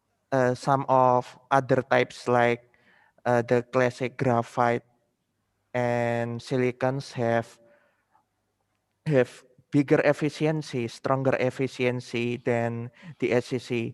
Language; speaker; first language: English; non-native, fluent; Indonesian